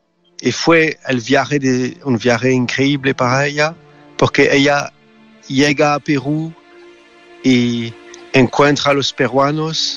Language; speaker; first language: Spanish; non-native, learner; French